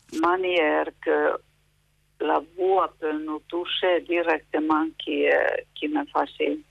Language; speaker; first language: French; non-native, fluent; Italian